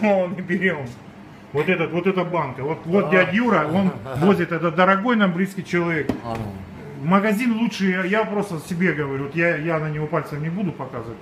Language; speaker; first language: Russian; native; Russian